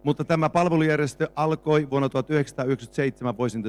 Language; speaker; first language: Finnish; native; Finnish